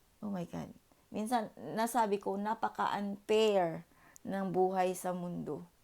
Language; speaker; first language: Filipino; early bilingual, heritage; Filipino